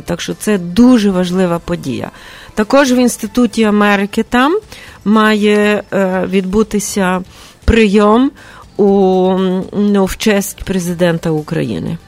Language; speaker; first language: Ukrainian; early bilingual, heritage; Ukrainian